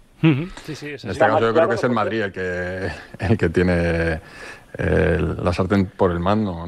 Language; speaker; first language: Spanish; native; Spanish